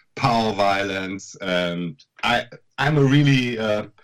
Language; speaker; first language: English; non-native, fluent; German